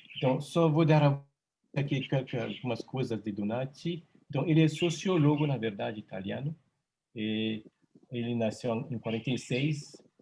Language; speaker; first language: Portuguese; non-native, fluent; French